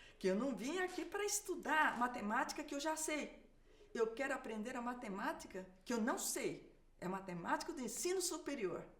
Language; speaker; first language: Portuguese; early bilingual, other home language; Japanese